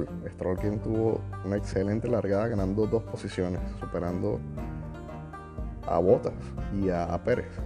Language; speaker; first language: Spanish; native; Spanish